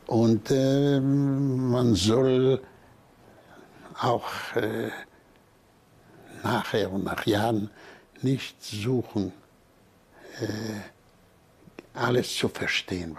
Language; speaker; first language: German; non-native, fluent; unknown